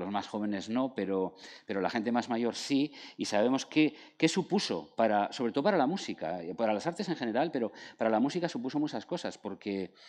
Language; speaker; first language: Spanish; native; Spanish